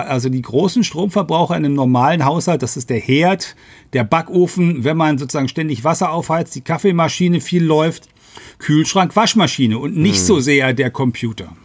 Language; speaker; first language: German; native; German